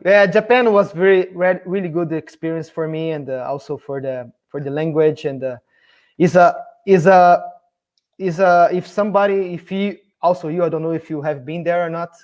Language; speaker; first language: English; non-native, fluent; Portuguese